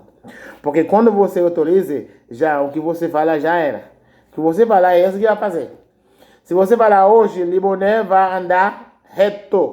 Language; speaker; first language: Portuguese; non-native, learner; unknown